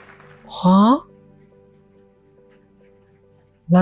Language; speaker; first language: English; non-native, learner; Indonesian